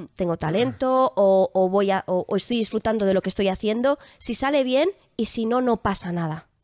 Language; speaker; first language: Spanish; native; Spanish